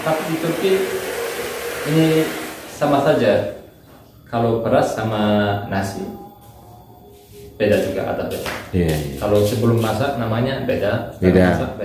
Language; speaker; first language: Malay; non-native, learner; Turkish